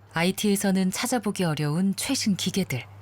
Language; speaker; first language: Korean; native; Korean